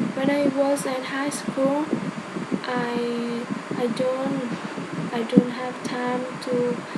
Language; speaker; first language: English; non-native, learner; Vietnamese